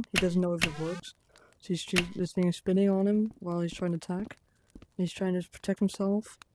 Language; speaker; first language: English; non-native, fluent; Dutch